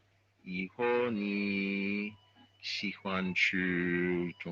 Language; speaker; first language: Chinese; non-native, learner; English